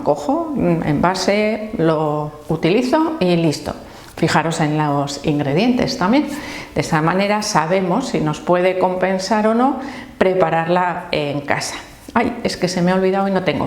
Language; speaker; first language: Spanish; native; Spanish